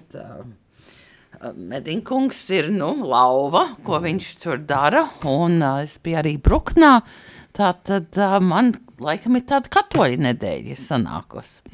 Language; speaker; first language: Latvian; early bilingual, heritage; Latvian